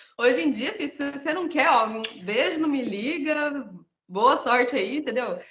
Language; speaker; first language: Portuguese; native; Portuguese